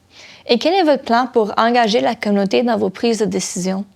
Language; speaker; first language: French; native; French